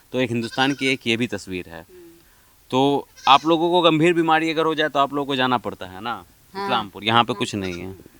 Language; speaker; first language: Hindi; native; Hindi